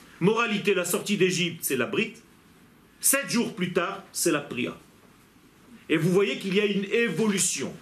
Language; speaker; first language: French; non-native, fluent; Hebrew